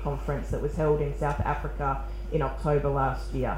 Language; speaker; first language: English; native; English